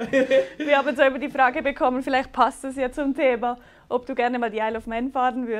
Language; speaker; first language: German; native; German